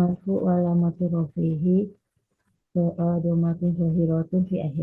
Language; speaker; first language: Arabic; non-native, learner; Indonesian